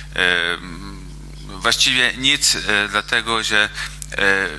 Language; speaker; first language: Polish; non-native, fluent; Hungarian